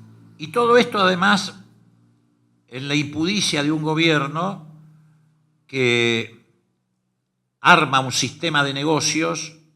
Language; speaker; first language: Spanish; native; Spanish